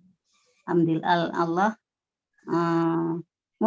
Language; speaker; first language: Arabic; non-native, learner; Indonesian